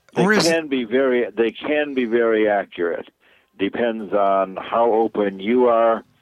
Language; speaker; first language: English; native; English